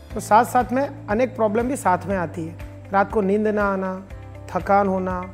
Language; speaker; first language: Hindi; non-native, local second language; Gujarati